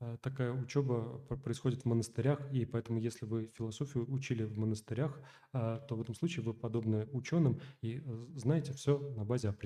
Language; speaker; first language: Russian; native; Russian